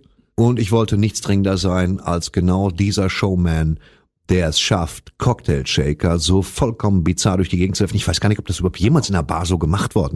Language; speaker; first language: German; native; German